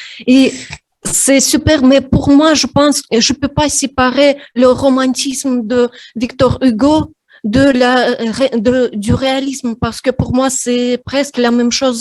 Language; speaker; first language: French; non-native, fluent; Russian